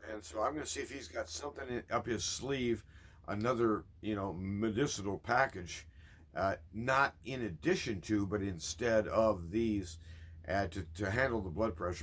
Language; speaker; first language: English; native; English